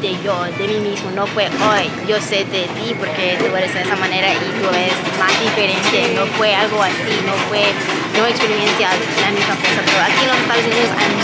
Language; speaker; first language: Spanish; non-native, learner; English